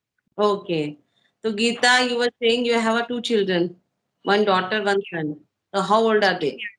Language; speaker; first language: English; non-native, fluent; Hindi